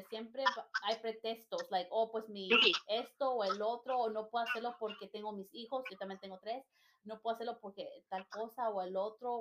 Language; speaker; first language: Spanish; native; Spanish